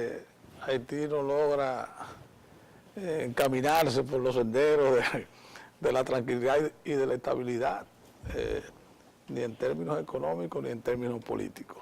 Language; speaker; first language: Spanish; native; Spanish